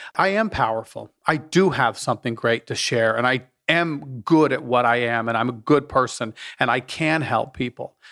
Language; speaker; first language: English; native; English